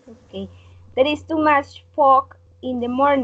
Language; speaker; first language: English; non-native, learner; Spanish